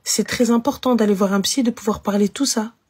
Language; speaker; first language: French; native; French